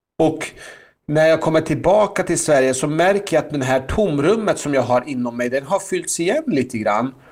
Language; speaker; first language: Swedish; early bilingual, other home language; Persian